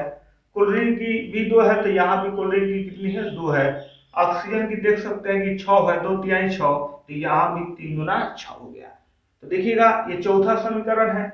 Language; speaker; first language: Hindi; native; Hindi